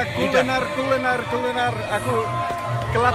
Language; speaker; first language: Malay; non-native, fluent; English